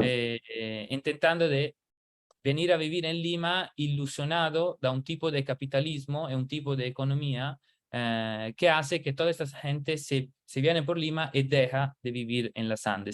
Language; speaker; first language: Spanish; non-native, learner; Italian